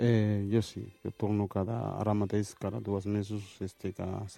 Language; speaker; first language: Catalan; early bilingual, other home language; Wolof